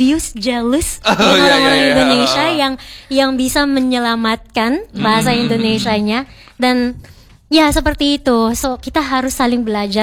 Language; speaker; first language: Indonesian; non-native, fluent; Filipino